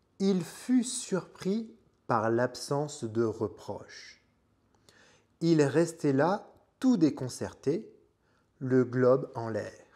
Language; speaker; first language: French; native; French